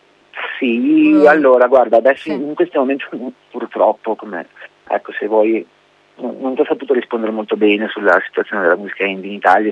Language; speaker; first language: Italian; native; Italian